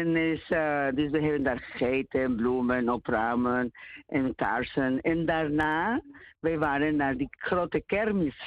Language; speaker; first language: Dutch; non-native, learner; Spanish